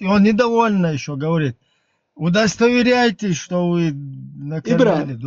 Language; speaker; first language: Russian; native; Russian